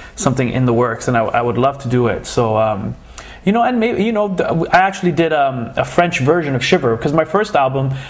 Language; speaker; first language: English; early bilingual, other home language; Portuguese